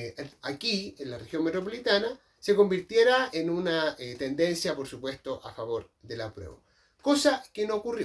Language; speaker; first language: Spanish; native; Spanish